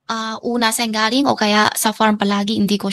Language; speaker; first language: Filipino; non-native, learner; Chinese